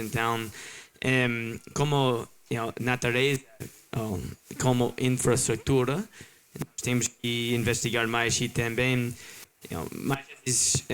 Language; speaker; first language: Portuguese; non-native, learner; English